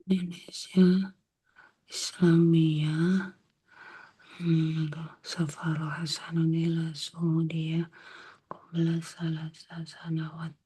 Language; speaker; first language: Arabic; non-native, learner; Indonesian